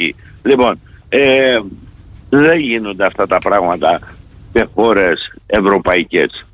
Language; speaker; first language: Greek; native; Greek